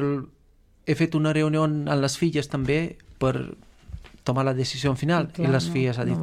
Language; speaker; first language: Catalan; non-native, fluent; Romanian